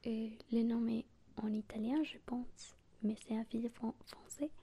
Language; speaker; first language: French; non-native, learner; Spanish